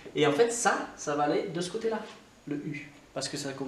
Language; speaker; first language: French; non-native, fluent; English